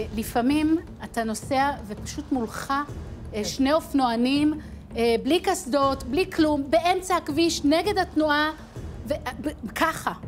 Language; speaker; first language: Hebrew; native; Hebrew